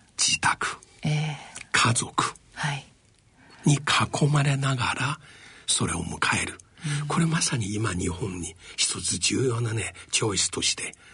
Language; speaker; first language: Japanese; non-native, fluent; Chinese